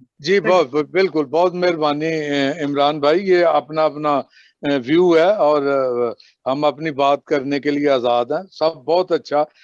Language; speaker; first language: Urdu; non-native, local second language; Punjabi